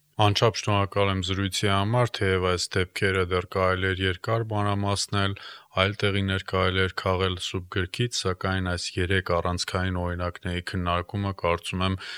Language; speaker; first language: Armenian; native; Armenian